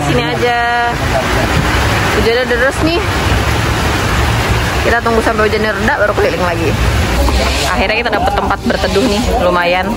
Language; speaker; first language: Indonesian; native; Indonesian